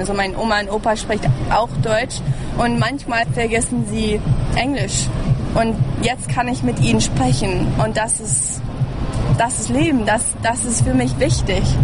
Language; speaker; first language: German; early bilingual, heritage; English